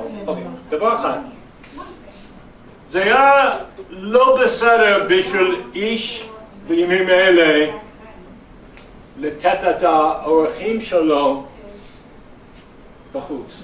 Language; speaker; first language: Hebrew; non-native, fluent; English